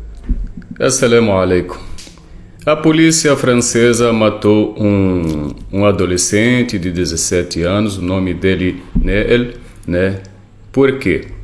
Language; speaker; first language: Portuguese; non-native, fluent; Arabic